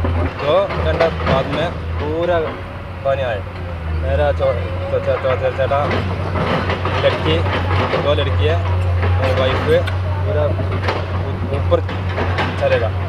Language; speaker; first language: Hindi; non-native, local second language; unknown